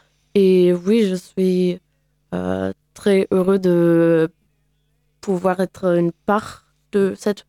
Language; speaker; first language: French; non-native, learner; German